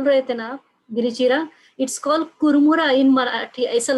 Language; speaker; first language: English; non-native, local second language; Marathi